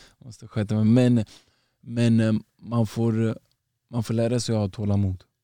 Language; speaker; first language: Swedish; early bilingual, other home language; Uzbek